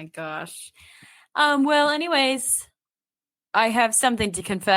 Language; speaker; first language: English; native; English